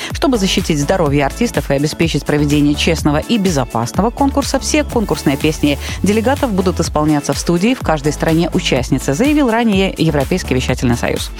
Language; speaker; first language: Russian; native; Russian